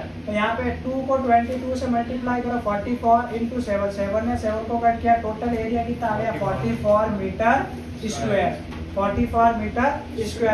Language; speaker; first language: Hindi; native; Hindi